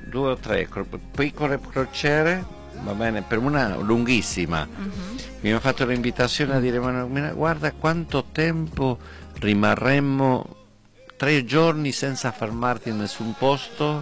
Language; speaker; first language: Italian; non-native, learner; Spanish